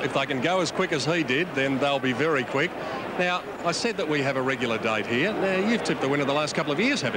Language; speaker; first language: English; native; English